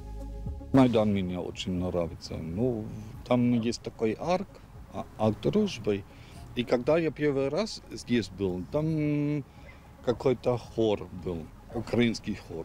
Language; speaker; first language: Russian; non-native, learner; German